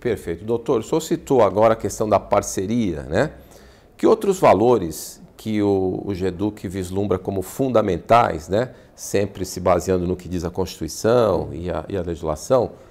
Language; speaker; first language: Portuguese; native; Portuguese